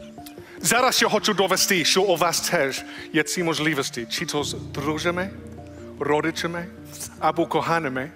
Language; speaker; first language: Ukrainian; non-native, learner; English